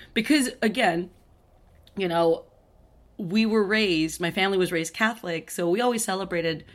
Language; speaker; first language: English; early bilingual, other home language; Spanish